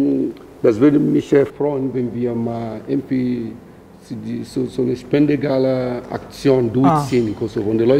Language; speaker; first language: German; early bilingual, other home language; Albanian